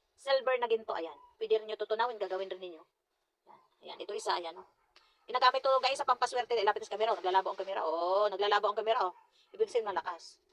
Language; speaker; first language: Filipino; non-native, local second language; Cebuano